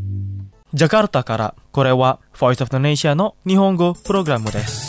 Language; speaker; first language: Japanese; non-native, fluent; Indonesian